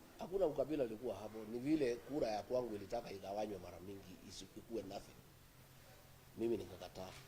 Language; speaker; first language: Swahili; non-native, local second language; Kikuyu